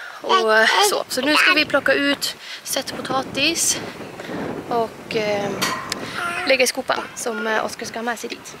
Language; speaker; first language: Swedish; native; Swedish